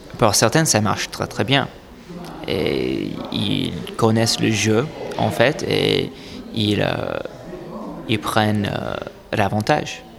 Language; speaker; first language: French; non-native, fluent; English